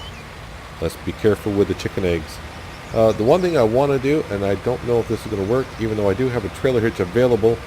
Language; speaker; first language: English; native; English